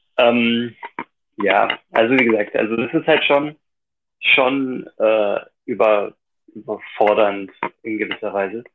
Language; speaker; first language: German; native; German